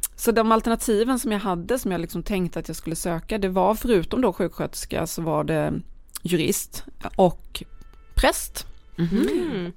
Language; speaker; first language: Swedish; native; Swedish